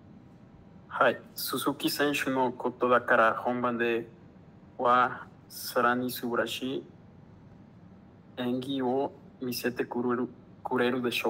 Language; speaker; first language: Japanese; non-native, learner; Spanish